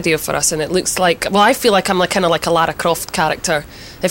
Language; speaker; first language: English; native; English